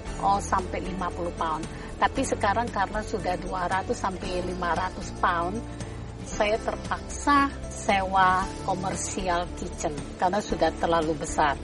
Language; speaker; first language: Indonesian; native; Indonesian